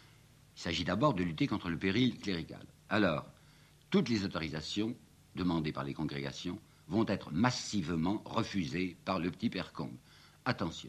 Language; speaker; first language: French; native; French